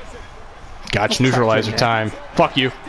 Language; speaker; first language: English; native; English